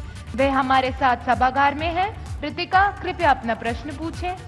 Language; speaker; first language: Hindi; native; Hindi